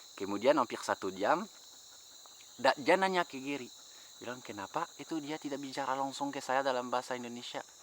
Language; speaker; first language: Indonesian; non-native, fluent; French